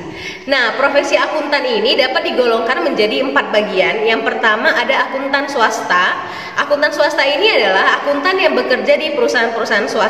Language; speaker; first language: Indonesian; native; Indonesian